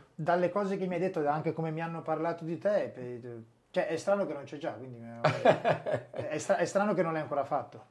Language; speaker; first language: Italian; native; Italian